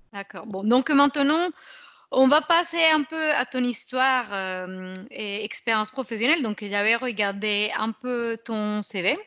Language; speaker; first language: French; non-native, fluent; Spanish